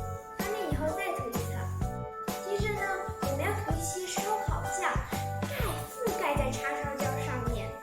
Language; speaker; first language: Chinese; early bilingual, heritage; Chinese